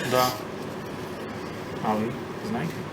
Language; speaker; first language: Russian; non-native, learner; Arabic